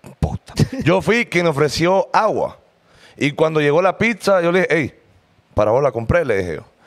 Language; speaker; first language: Spanish; native; Spanish